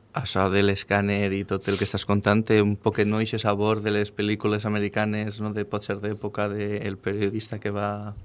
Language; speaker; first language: Catalan; native; Catalan